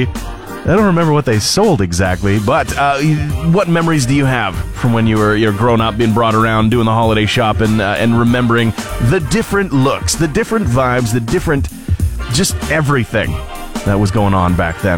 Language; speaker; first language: English; native; English